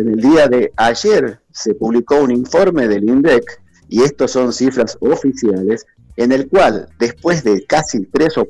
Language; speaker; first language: Spanish; native; Spanish